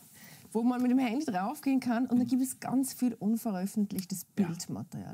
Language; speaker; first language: German; native; German